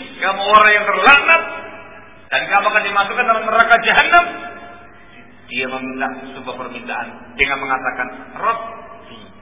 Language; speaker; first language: Indonesian; non-native, local second language; Javanese